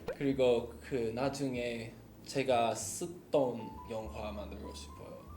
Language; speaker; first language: Korean; non-native, learner; English